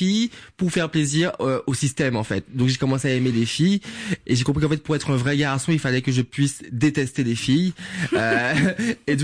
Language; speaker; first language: French; non-native, local second language; Guadeloupean Creole French